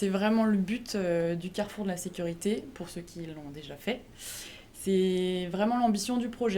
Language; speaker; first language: French; native; French